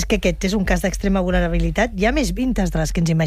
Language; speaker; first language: Catalan; native; Catalan